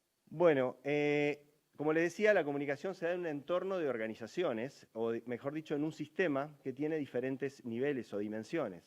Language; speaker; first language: Spanish; native; Spanish